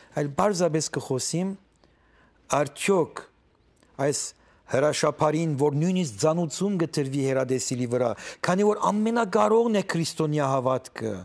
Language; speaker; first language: Armenian; early bilingual, heritage; Armenian